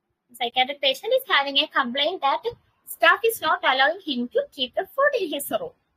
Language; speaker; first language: English; non-native, local second language; Malayalam